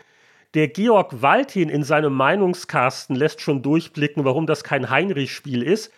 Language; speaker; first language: German; native; German